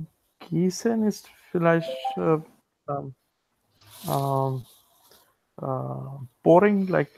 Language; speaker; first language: German; non-native, learner; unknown